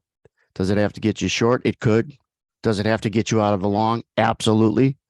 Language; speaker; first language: English; native; English